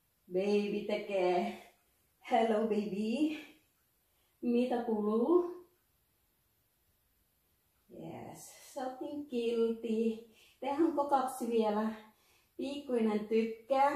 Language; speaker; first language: Finnish; non-native, learner; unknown